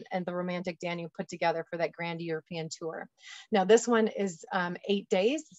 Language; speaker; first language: English; native; English